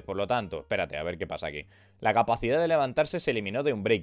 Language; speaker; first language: Spanish; native; Spanish